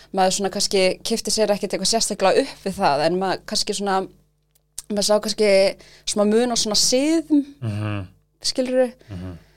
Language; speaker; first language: Icelandic; early bilingual, other home language; Thai